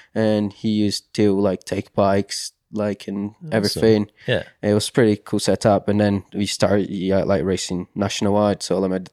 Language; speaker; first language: English; non-native, fluent; Portuguese